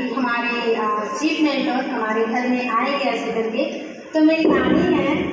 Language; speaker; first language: Hindi; native; Hindi